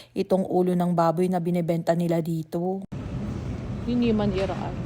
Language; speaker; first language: Filipino; non-native, local second language; Pangasinan